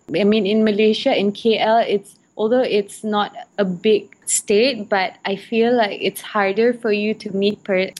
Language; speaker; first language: English; non-native, local second language; Malay